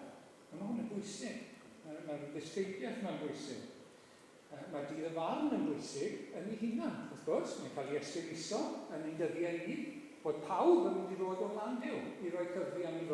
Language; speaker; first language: Welsh; native; Welsh